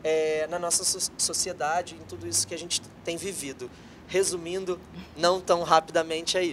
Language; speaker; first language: Portuguese; native; Portuguese